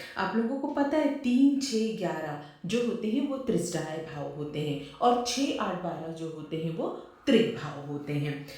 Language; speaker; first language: Hindi; native; Hindi